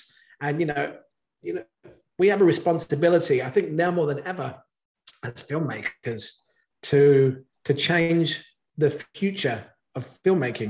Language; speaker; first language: English; native; English